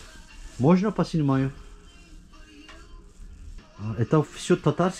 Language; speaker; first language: Russian; non-native, learner; Turkish